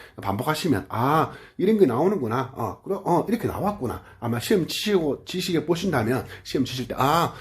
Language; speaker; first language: Korean; native; Korean